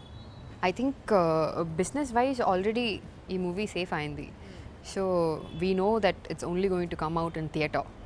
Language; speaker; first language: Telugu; non-native, learner; Tamil